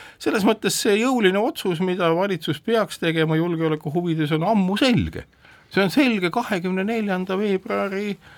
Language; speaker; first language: Estonian; native; Estonian